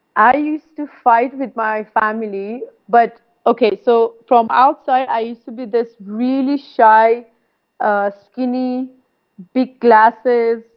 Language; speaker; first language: English; non-native, fluent; Persian